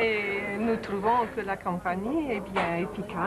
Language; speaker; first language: French; non-native, fluent; English